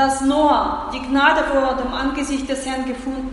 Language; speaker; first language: German; non-native, fluent; Russian